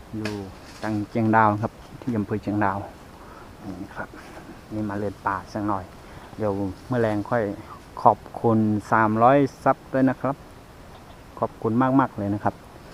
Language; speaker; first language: Thai; native; Thai